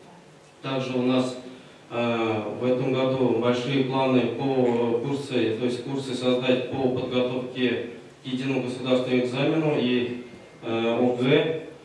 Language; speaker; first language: Russian; non-native, local second language; Tatar